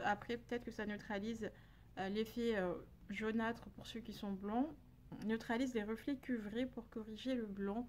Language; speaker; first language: French; native; French